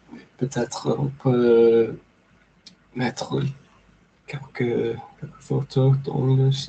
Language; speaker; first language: French; non-native, learner; English